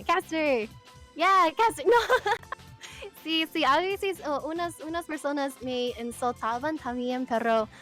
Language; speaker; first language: Spanish; non-native, learner; English